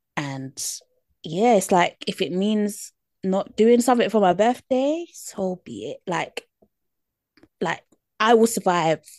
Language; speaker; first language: English; native; English